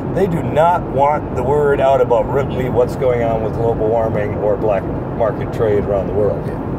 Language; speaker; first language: English; native; English